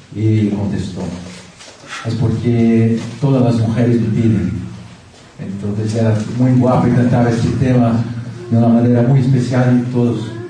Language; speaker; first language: Spanish; non-native, fluent; Portuguese